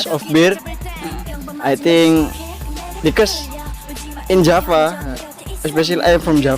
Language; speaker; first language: English; non-native, learner; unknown